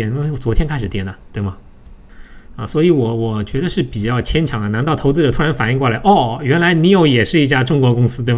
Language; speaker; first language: Chinese; native; Chinese